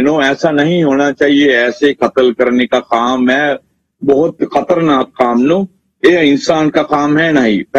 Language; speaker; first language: Hindi; non-native, learner; Sinhala